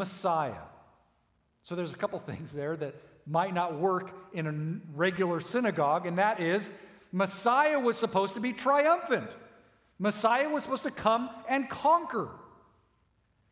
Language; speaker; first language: English; native; English